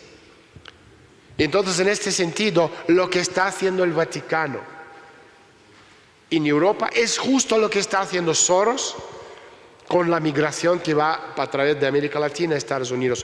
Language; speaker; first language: Spanish; non-native, fluent; Russian